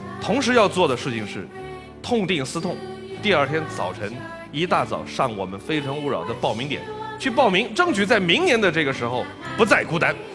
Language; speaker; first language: Chinese; native; Chinese